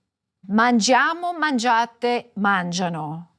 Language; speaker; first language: Italian; non-native, fluent; English